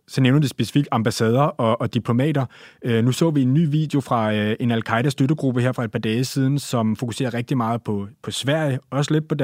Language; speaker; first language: Danish; native; Danish